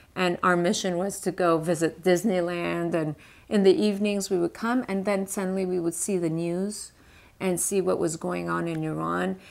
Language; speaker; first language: English; early bilingual, other home language; Persian